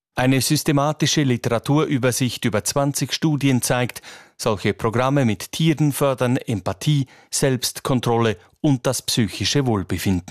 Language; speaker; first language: German; native; German